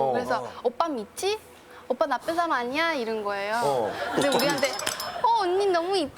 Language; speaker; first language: Korean; non-native, fluent; Chinese